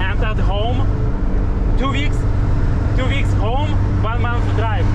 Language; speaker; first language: English; non-native, learner; Lithuanian